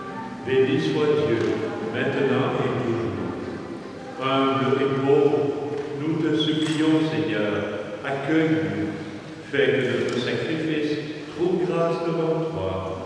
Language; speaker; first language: French; native; French